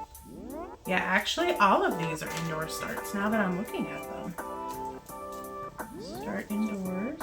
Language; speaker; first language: English; native; English